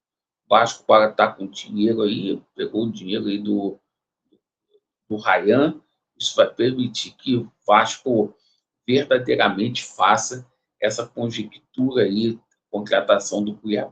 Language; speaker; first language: Portuguese; native; Portuguese